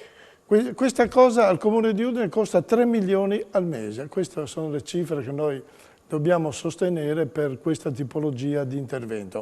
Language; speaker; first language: Italian; native; Italian